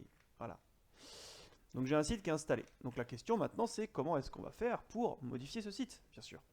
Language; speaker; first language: French; native; French